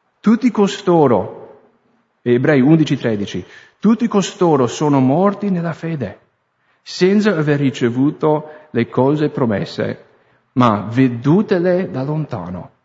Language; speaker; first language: Italian; non-native, fluent; English